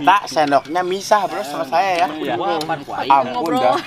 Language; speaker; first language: Indonesian; non-native, local second language; Sundanese